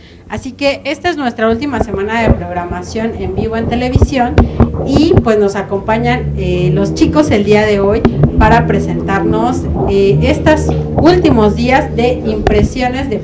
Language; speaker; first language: Spanish; native; Spanish